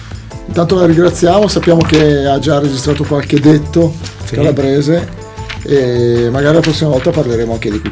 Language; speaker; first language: Italian; native; Italian